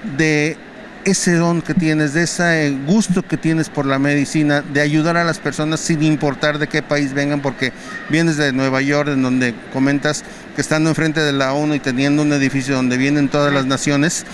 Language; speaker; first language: Spanish; native; Spanish